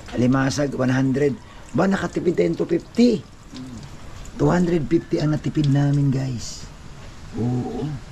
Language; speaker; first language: Filipino; non-native, local second language; Cebuano